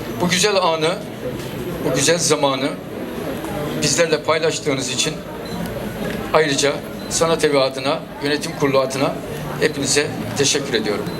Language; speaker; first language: Turkish; native; Turkish